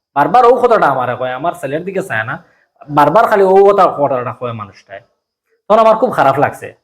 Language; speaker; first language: Bangla; native; Bangla